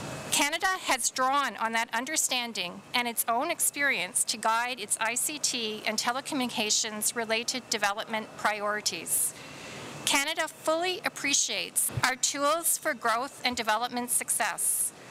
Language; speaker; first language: English; native; English